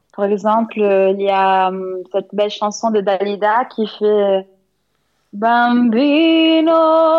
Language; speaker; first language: French; non-native, fluent; Italian